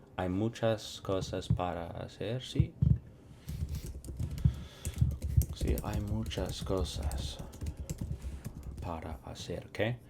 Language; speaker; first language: Spanish; non-native, fluent; English